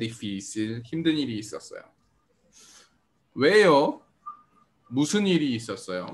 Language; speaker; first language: Korean; early bilingual, heritage; Korean